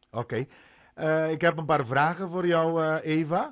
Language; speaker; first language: Dutch; non-native, local second language; Papiamento